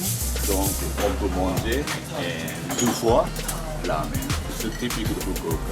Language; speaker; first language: French; non-native, learner; Japanese